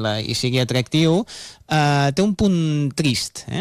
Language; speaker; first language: Catalan; native; Catalan